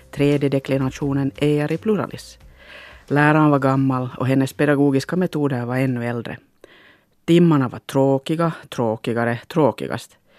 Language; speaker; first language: Swedish; non-native, local second language; Finnish